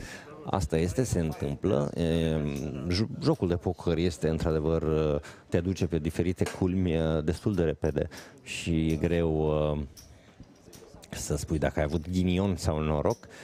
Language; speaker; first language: Romanian; native; Romanian